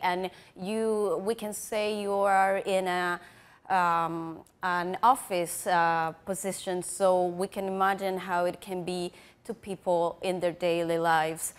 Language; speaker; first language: English; non-native, fluent; Spanish